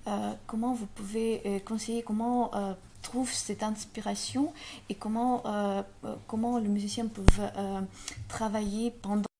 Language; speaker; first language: French; non-native, learner; Russian